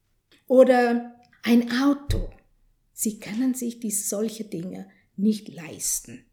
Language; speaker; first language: German; non-native, fluent; Afrikaans